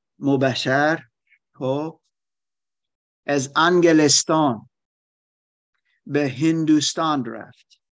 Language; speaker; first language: Persian; non-native, learner; German